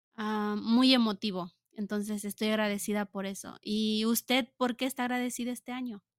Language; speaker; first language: Spanish; native; Spanish